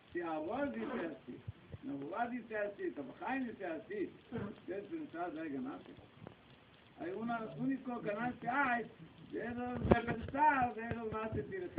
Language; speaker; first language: Spanish; non-native, learner; Hebrew